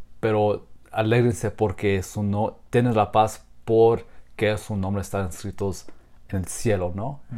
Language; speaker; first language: Spanish; non-native, fluent; English